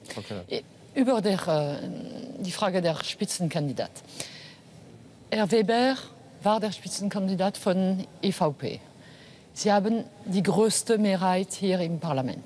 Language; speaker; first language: German; non-native, fluent; French